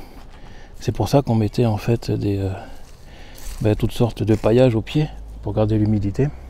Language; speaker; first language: French; native; French